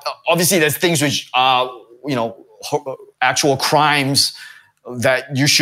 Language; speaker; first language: English; native; English